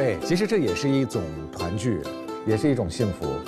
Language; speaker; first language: Chinese; native; Chinese